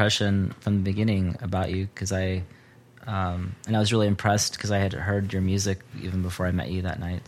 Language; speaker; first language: English; native; English